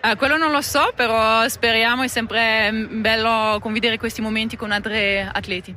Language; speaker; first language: Italian; non-native, local second language; French